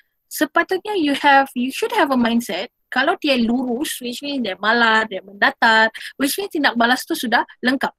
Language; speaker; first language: English; non-native, local second language; Malay